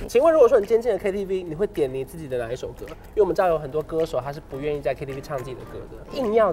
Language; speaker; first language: Chinese; native; Chinese